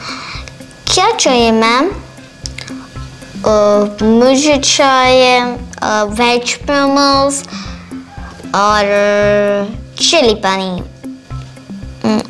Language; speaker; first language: Hindi; native; Hindi